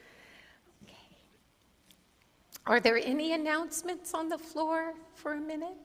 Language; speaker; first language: English; native; English